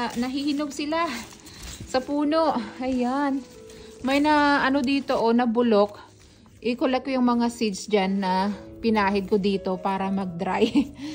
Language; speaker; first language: Filipino; non-native, local second language; Hiligaynon